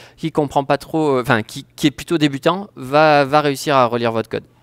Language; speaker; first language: French; native; French